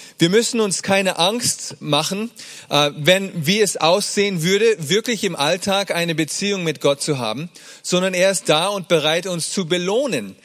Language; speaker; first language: German; early bilingual, other home language; English